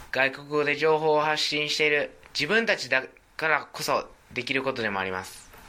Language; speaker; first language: Japanese; native; Japanese